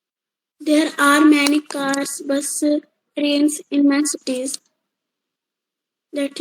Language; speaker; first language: English; non-native, learner; Hindi